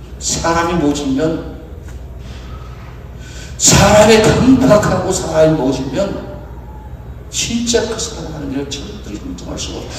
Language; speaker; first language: Korean; native; Korean